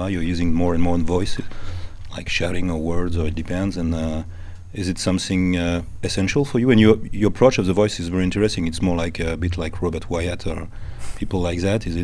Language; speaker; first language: English; non-native, fluent; French